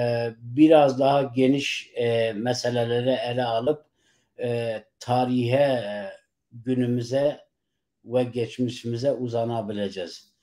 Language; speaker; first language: Turkish; non-native, local second language; Kurdish